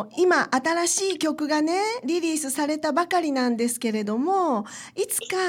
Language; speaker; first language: Japanese; native; Japanese